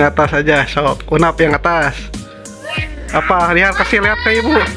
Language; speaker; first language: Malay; non-native, local second language; Sundanese